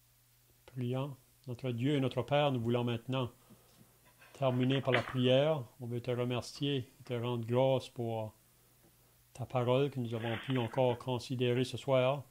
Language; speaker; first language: French; native; French